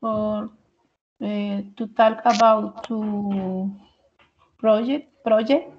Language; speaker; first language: English; non-native, learner; Spanish